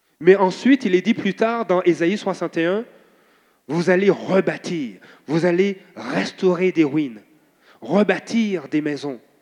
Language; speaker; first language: French; native; French